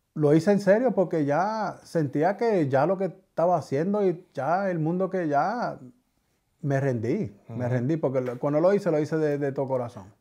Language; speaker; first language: Spanish; early bilingual, heritage; Spanish